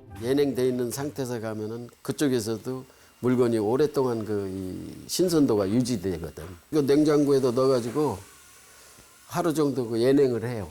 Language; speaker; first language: Korean; native; Korean